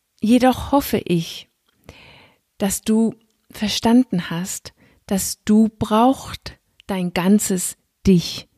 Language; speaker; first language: German; non-native, fluent; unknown